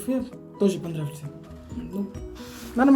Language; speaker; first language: Russian; non-native, learner; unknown